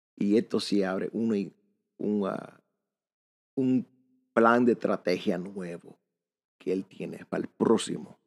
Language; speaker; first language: Spanish; early bilingual, heritage; Spanish